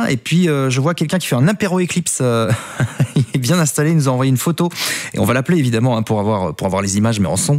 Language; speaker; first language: French; native; French